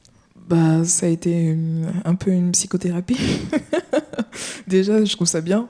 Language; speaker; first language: French; native; French